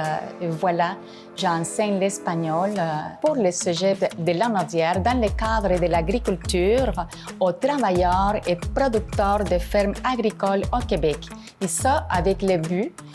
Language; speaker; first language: French; non-native, fluent; Spanish